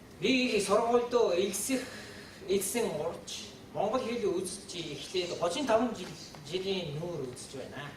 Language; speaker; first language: Mongolian; non-native, fluent; Japanese